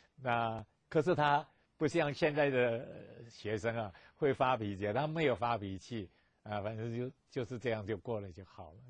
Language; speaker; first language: Chinese; non-native, local second language; Cantonese